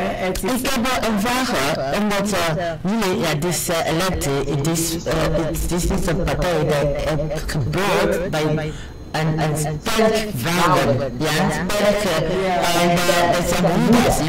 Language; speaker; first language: Dutch; non-native, learner; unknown